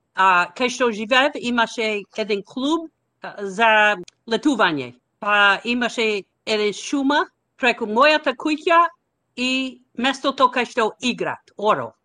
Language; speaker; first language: Macedonian; non-native, learner; English